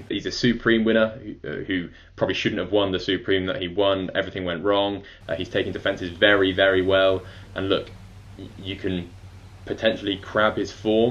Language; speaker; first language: English; native; English